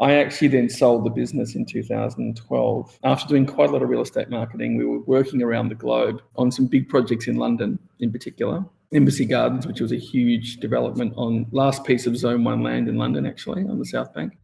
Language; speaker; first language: English; native; English